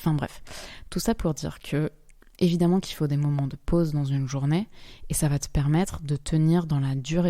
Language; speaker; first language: French; native; French